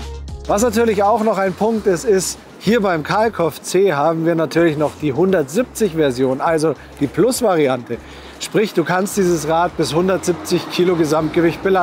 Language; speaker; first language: German; native; German